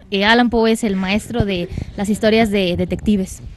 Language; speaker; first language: Spanish; native; Spanish